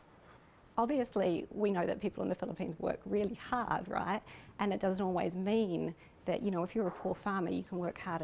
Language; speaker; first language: English; native; English